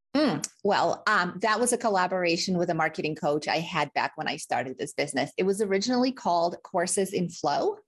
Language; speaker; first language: English; early bilingual, other home language; Russian